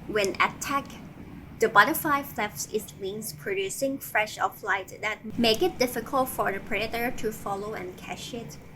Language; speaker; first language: English; non-native, fluent; Thai